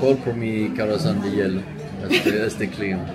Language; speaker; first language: Spanish; non-native, learner; Swedish